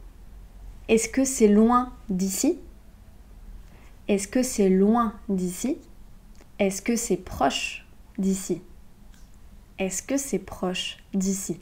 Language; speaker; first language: French; native; French